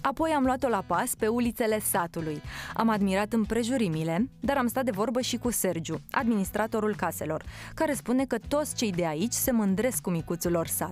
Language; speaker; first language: Romanian; native; Romanian